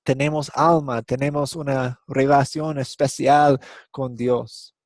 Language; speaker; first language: Spanish; non-native, fluent; English